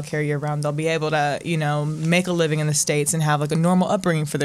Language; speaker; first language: English; native; English